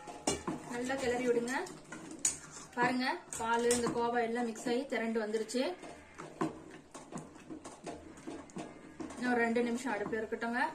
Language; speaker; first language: Tamil; native; Tamil